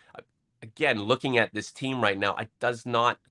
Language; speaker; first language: English; native; English